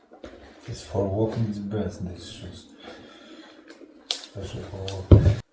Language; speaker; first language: English; non-native, fluent; Latvian